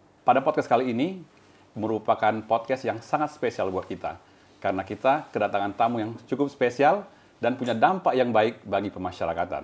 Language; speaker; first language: Indonesian; native; Indonesian